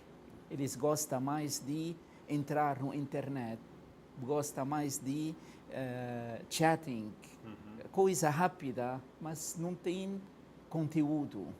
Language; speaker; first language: Portuguese; non-native, fluent; Arabic